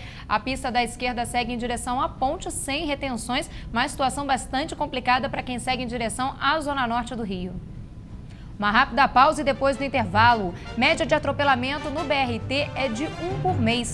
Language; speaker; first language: Portuguese; native; Portuguese